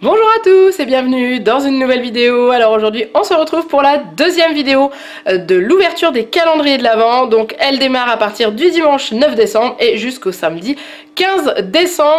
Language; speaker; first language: French; native; French